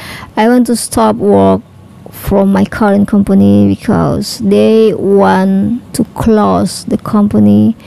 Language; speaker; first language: English; non-native, learner; Indonesian